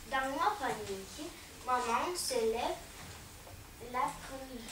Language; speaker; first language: French; non-native, learner; Russian